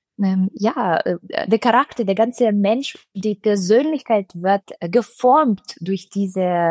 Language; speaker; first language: German; non-native, fluent; Russian